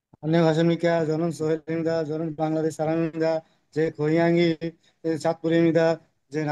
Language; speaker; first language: Korean; non-native, learner; Bangla